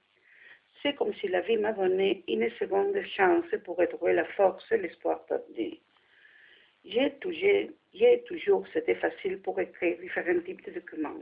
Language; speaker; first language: French; non-native, learner; Spanish